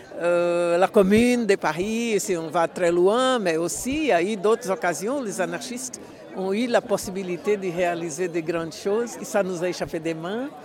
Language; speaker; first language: French; non-native, fluent; Portuguese